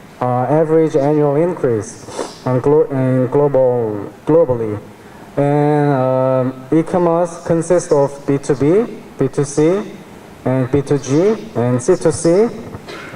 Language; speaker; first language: English; non-native, fluent; Korean